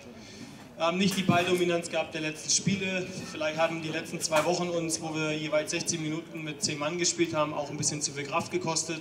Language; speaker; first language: German; native; German